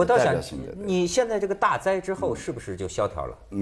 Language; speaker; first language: Chinese; native; Chinese